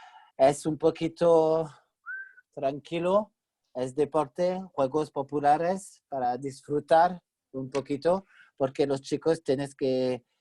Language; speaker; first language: Spanish; non-native, fluent; French